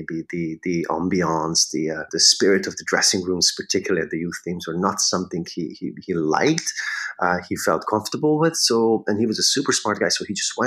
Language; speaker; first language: English; non-native, fluent; Hungarian